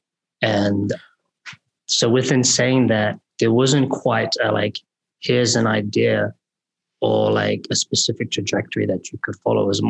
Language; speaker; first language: English; native; English